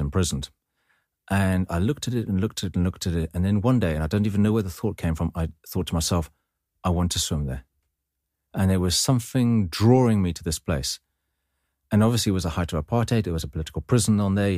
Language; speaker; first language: English; native; English